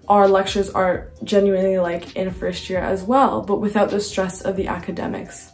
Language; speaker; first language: English; native; English